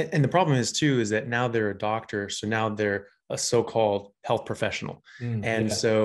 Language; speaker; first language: English; native; English